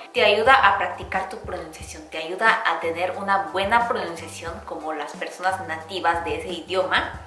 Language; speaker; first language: Spanish; non-native, fluent; Korean